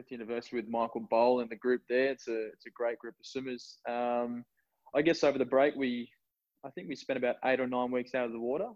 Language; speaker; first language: English; native; English